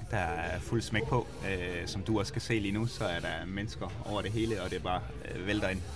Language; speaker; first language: Danish; native; Danish